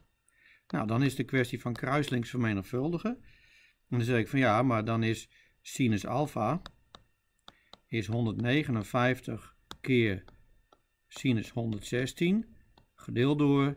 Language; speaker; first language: Dutch; native; Dutch